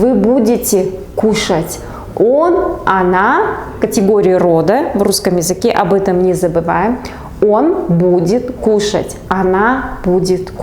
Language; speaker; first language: Russian; non-native, local second language; Kazakh